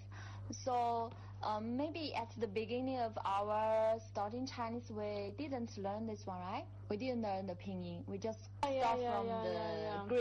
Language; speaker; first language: English; non-native, fluent; Chinese